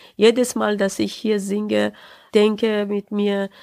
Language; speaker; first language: German; non-native, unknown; Persian